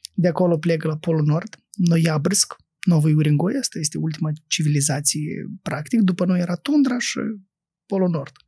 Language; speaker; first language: Romanian; native; Romanian